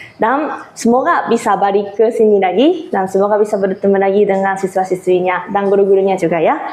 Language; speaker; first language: Indonesian; non-native, fluent; Japanese